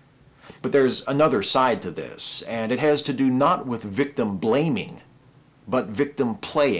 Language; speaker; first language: English; native; English